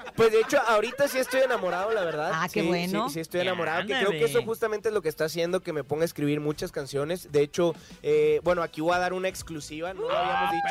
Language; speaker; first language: Spanish; native; Spanish